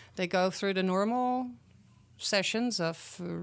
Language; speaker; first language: English; non-native, fluent; Dutch